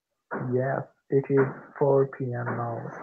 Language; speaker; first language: English; non-native, learner; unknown